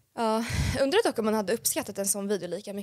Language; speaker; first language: Swedish; native; Swedish